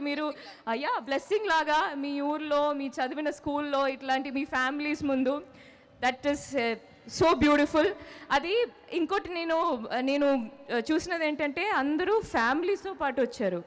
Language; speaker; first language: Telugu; non-native, fluent; Malayalam